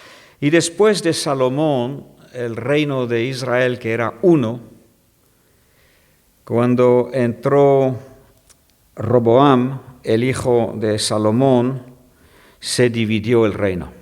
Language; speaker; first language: Spanish; non-native, fluent; French